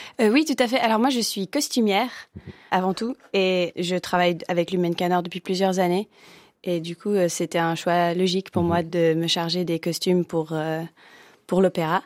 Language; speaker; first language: French; native; French